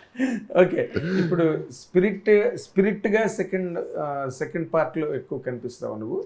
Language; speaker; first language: Telugu; native; Telugu